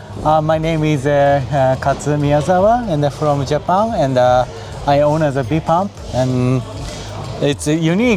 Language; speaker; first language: English; non-native, learner; Japanese